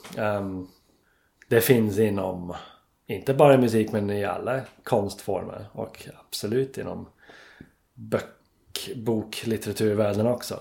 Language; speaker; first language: Swedish; non-native, fluent; English